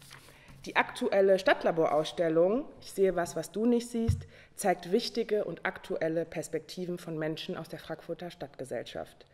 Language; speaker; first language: German; native; German